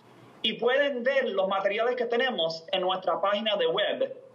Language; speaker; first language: Spanish; non-native, fluent; English